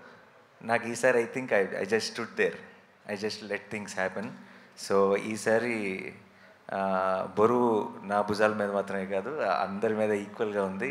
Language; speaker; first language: Telugu; native; Telugu